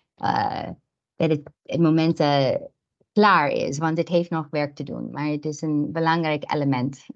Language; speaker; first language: Dutch; non-native, fluent; English